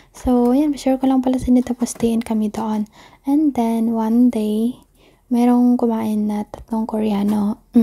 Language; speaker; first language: Filipino; non-native, local second language; Cebuano